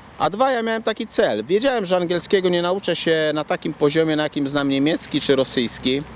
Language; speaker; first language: Polish; native; Polish